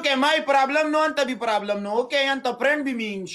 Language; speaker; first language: English; non-native, learner; Pashto